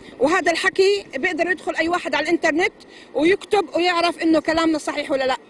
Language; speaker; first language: Arabic; native; Arabic